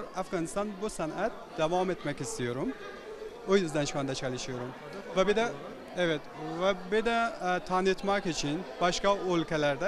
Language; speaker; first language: Turkish; non-native, learner; Persian